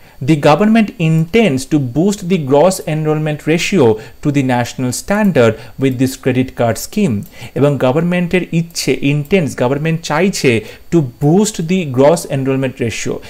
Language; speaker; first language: English; non-native, local second language; Bangla